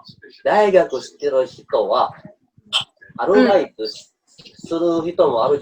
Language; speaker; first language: Japanese; non-native, learner; Indonesian